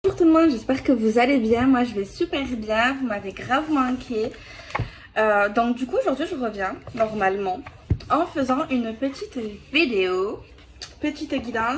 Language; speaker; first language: French; native; French